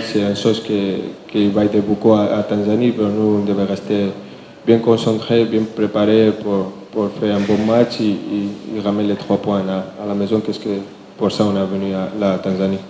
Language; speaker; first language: French; non-native, fluent; Spanish